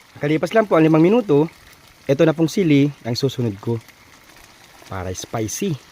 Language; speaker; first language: Filipino; non-native, local second language; Bikol